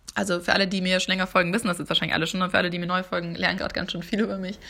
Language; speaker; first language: German; native; German